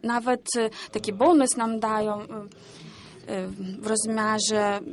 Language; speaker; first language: Polish; non-native, learner; Ukrainian